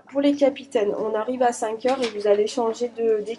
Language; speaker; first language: French; native; French